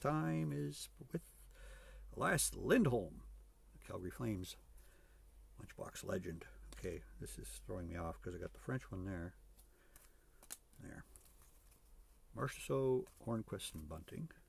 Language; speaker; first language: English; native; English